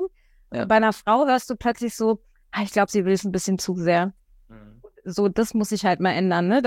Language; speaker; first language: German; native; German